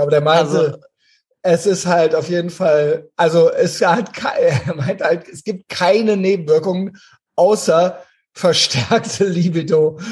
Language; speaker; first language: German; native; German